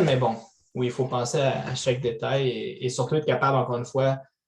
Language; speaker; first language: French; native; French